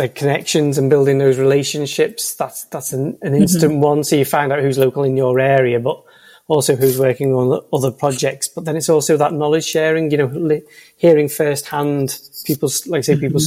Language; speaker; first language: English; native; English